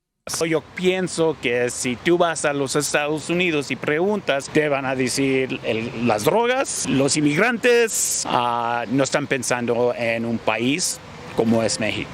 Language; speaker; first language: Spanish; early bilingual, heritage; Spanish